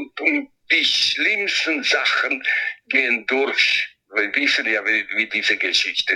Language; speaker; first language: German; non-native, fluent; Italian